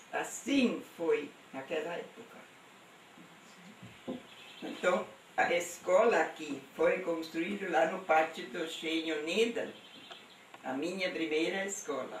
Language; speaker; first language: Portuguese; non-native, local second language; German